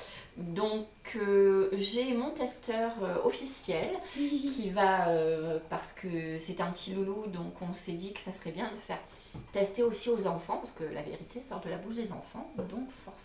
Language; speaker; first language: French; native; French